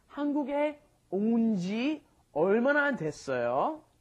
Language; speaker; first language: Korean; non-native, fluent; English